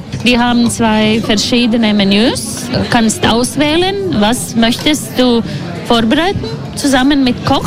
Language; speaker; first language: German; non-native, learner; Latvian